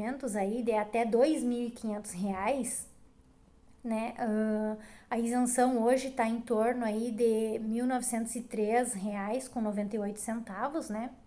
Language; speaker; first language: Portuguese; native; Portuguese